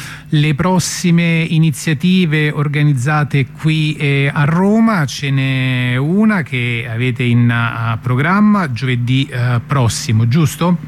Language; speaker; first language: Italian; native; Italian